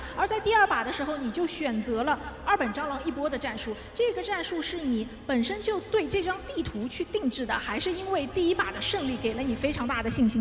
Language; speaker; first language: Chinese; native; Chinese